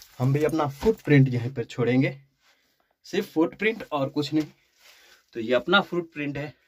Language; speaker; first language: Hindi; non-native, local second language; Kachhi